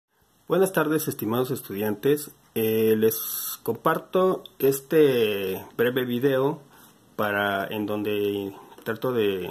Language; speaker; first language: Spanish; native; Spanish